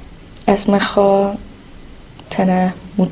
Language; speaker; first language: Spanish; non-native, learner; English